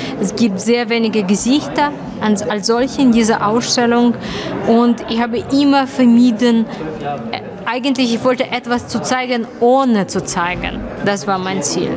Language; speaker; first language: German; non-native, fluent; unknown